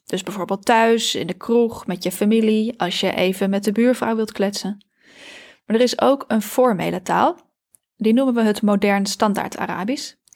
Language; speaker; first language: Dutch; native; Dutch